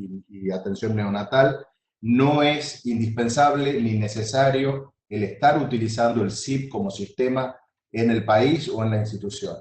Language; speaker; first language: Spanish; native; Spanish